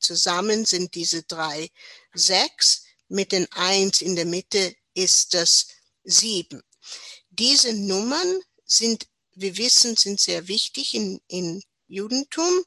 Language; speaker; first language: German; non-native, learner; English